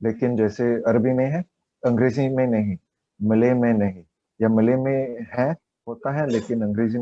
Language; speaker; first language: Hindi; non-native, learner; Chinese